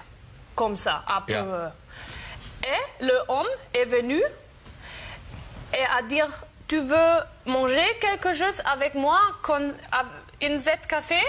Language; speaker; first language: French; non-native, learner; German